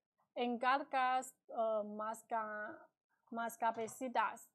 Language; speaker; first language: Spanish; non-native, learner; Chinese